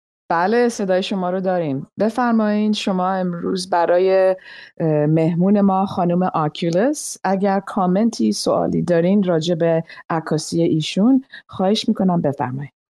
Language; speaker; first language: Persian; native; Persian